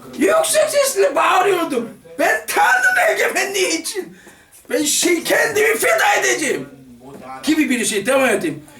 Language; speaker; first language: Turkish; non-native, fluent; Korean